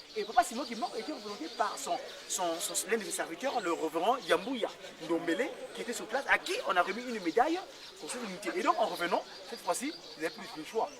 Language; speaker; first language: French; non-native, local second language; Kongo